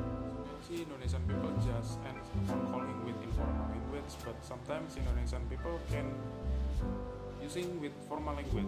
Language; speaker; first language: English; non-native, learner; Indonesian